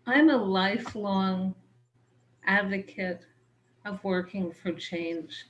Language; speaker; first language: English; native; English